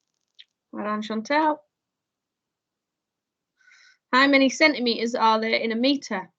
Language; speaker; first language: English; native; English